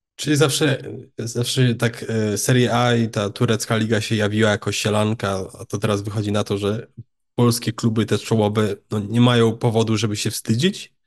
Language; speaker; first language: Polish; native; Polish